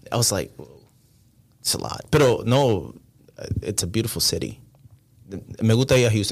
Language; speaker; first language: English; non-native, fluent; Spanish